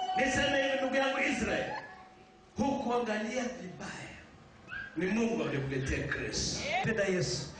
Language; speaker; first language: Swahili; native; Swahili